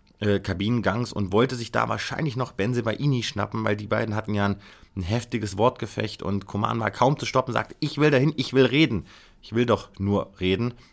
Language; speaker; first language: German; native; German